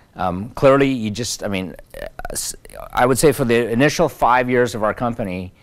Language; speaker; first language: English; native; English